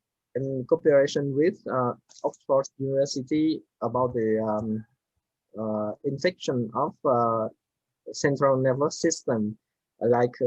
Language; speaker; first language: English; non-native, learner; Vietnamese